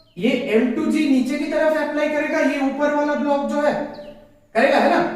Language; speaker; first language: Hindi; native; Hindi